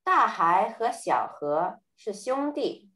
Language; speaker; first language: Chinese; early bilingual, heritage; Chinese